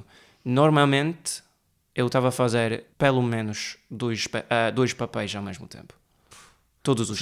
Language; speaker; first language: Portuguese; early bilingual, heritage; Portuguese